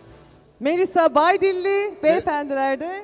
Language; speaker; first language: Turkish; native; Turkish